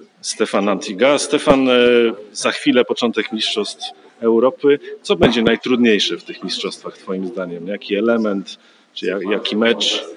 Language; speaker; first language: Polish; native; Polish